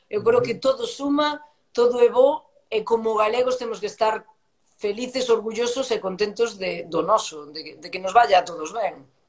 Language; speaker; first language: Galician; native; Galician